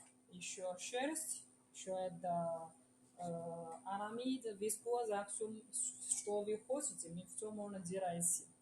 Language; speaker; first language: Russian; non-native, learner; Chinese